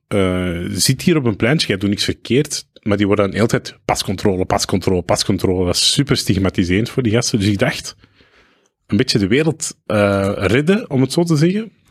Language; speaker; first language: Dutch; early bilingual, other home language; Arabic